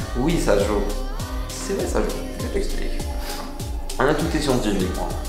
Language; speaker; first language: French; non-native, local second language; Arabic